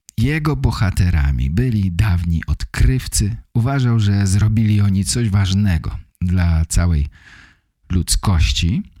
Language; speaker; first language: Polish; native; Polish